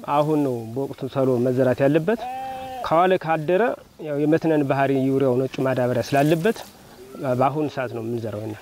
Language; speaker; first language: Amharic; native; Amharic